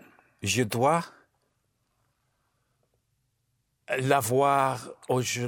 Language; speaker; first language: French; non-native, learner; English